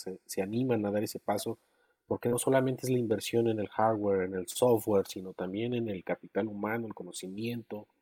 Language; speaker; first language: Spanish; native; Spanish